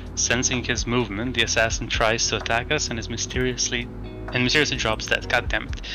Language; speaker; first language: English; non-native, fluent; Greek